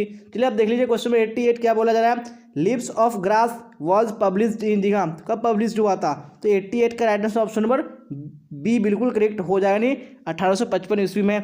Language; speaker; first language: Hindi; native; Hindi